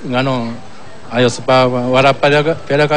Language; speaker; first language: Filipino; non-native, learner; Korean